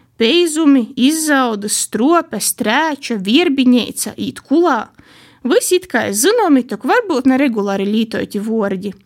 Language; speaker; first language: Latvian; native; Latvian